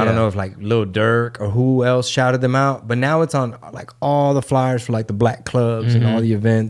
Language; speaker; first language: English; early bilingual, other home language; Spanish